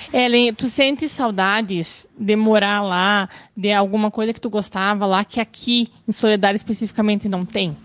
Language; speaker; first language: Portuguese; native; Portuguese